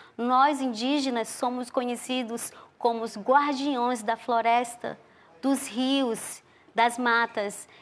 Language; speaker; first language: Portuguese; non-native, local second language; Ticuna